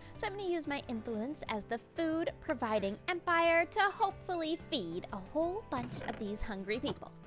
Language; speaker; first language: English; native; English